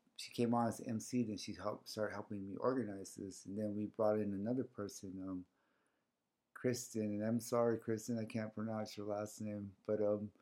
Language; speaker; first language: English; early bilingual, other home language; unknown